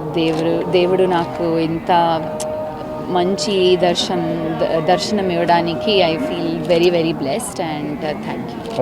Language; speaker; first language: Telugu; non-native, local second language; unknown